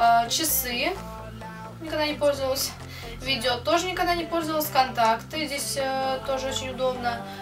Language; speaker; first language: Russian; native; Russian